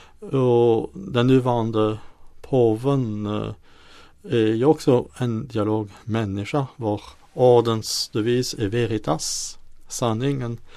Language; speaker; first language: Swedish; non-native, fluent; French